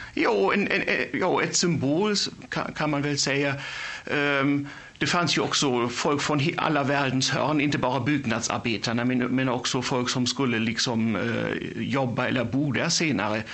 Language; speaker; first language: Swedish; non-native, fluent; German